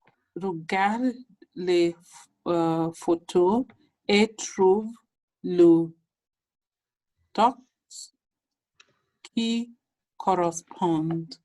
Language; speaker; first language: French; non-native, learner; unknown